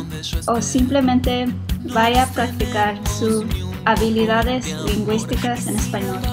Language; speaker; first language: Spanish; non-native, learner; English